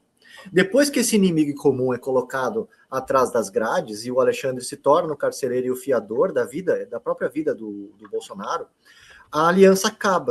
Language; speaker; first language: Portuguese; native; Portuguese